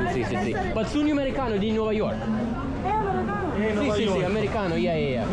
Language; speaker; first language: Italian; non-native, learner; English